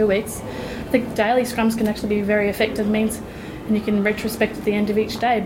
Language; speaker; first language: English; native; English